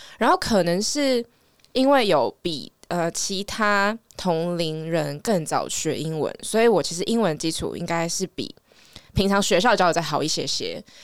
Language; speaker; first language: Chinese; native; Chinese